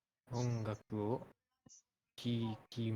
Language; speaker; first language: Japanese; non-native, learner; Malay